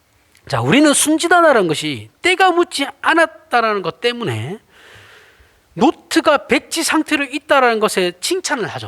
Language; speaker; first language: Korean; native; Korean